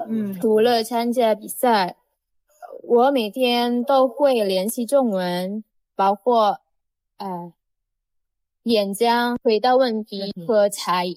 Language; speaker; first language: Chinese; non-native, learner; Indonesian